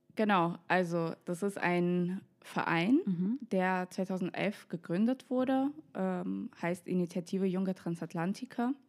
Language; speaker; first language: German; non-native, fluent; Russian